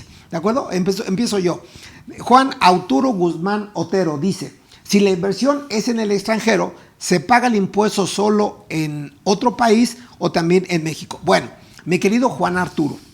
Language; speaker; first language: Spanish; native; Spanish